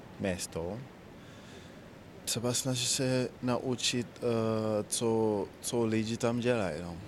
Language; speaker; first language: Czech; non-native, learner; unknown